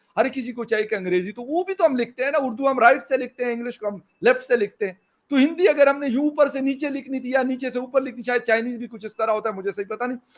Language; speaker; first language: Urdu; non-native, local second language; Pashto